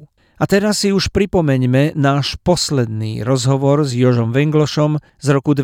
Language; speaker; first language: Slovak; native; Slovak